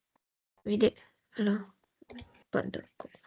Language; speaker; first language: French; non-native, learner; Arabic